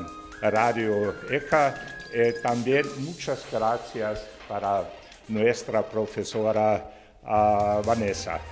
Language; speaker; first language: Spanish; non-native, learner; German